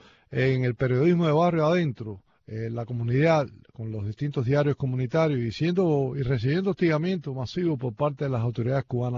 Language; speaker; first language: Spanish; native; Spanish